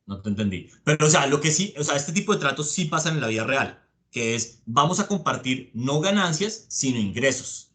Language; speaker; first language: Spanish; native; Spanish